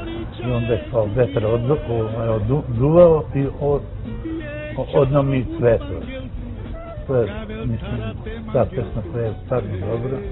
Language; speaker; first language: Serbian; non-native, local second language; Romany